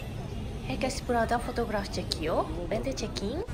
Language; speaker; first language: Turkish; non-native, learner; Japanese